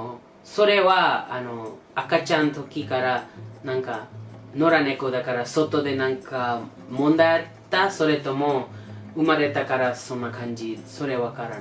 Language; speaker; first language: Japanese; non-native, learner; English